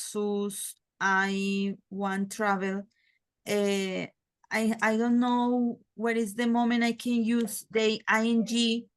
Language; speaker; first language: English; non-native, learner; Spanish